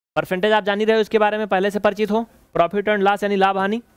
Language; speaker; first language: Hindi; native; Hindi